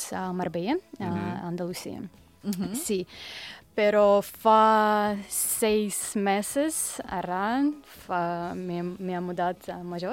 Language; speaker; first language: Catalan; non-native, learner; Russian